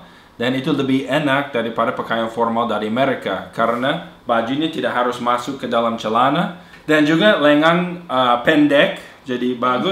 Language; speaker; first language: Indonesian; non-native, fluent; English